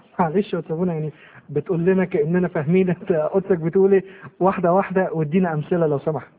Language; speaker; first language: Arabic; native; Arabic